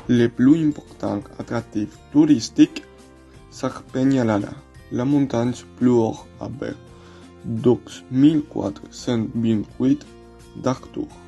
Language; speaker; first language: French; non-native, learner; Spanish